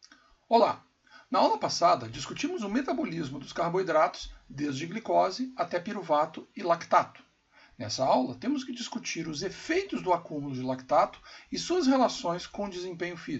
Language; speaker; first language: Portuguese; native; Portuguese